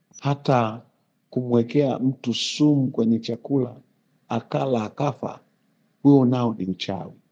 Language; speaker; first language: Swahili; native; Swahili